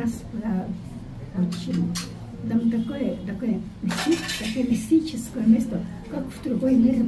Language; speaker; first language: Russian; non-native, fluent; Estonian